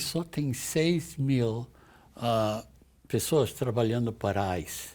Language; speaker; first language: Portuguese; non-native, fluent; English